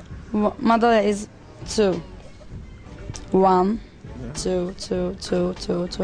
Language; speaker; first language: English; non-native, learner; Turkish